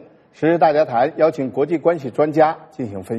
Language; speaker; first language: Chinese; native; Chinese